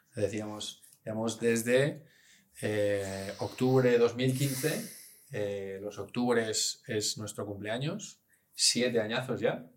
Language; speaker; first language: Spanish; early bilingual, other home language; English